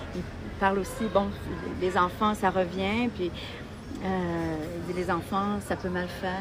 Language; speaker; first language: French; native; French